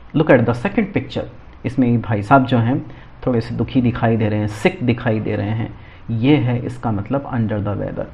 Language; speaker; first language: Hindi; native; Hindi